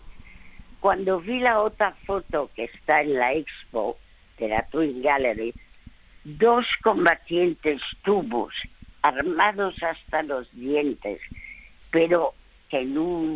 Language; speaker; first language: Spanish; early bilingual, other home language; French